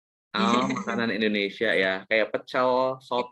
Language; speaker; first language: Indonesian; native; Indonesian